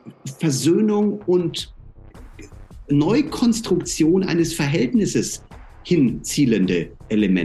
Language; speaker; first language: German; native; German